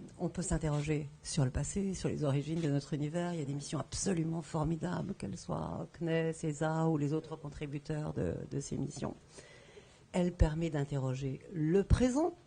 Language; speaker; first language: French; native; French